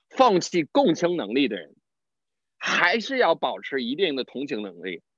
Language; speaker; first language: Chinese; non-native, fluent; English